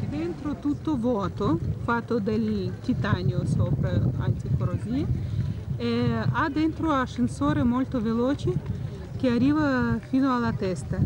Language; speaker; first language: Italian; non-native, learner; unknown